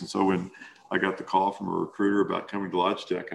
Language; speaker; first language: English; native; English